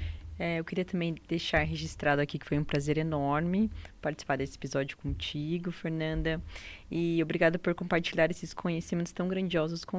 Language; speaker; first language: Portuguese; native; Portuguese